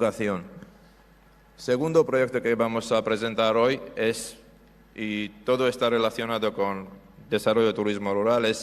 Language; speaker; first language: Spanish; non-native, fluent; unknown